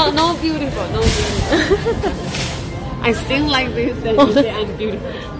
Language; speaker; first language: English; non-native, learner; Chinese